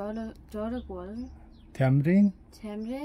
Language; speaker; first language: Mongolian; non-native, learner; Korean